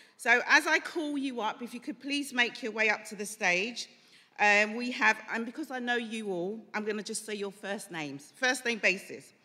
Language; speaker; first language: English; native; English